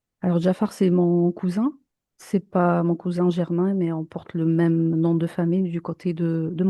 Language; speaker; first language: French; native; French